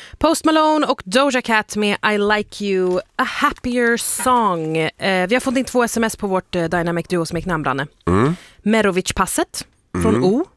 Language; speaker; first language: Swedish; early bilingual, other home language; Persian